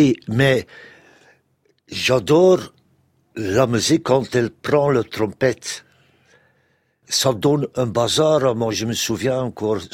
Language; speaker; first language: French; non-native, local second language; Dutch